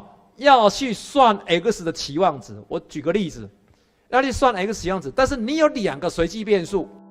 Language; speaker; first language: Chinese; native; Chinese